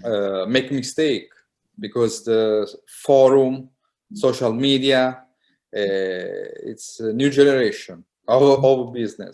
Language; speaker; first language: English; non-native, learner; Italian